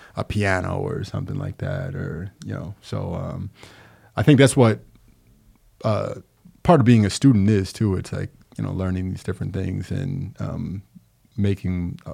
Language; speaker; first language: English; native; English